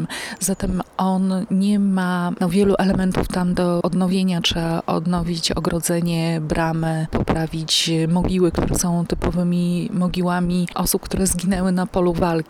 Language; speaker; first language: Polish; native; Polish